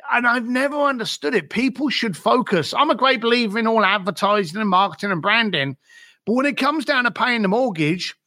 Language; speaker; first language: English; native; English